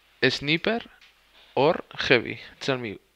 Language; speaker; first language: English; non-native, learner; Spanish